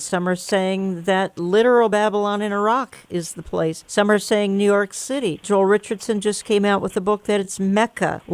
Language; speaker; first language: English; native; English